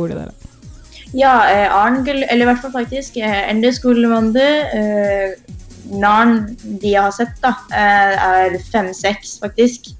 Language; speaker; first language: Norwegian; early bilingual, other home language; Tamil